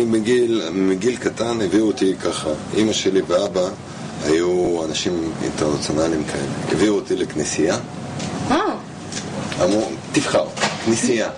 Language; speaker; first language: Hebrew; non-native, fluent; Russian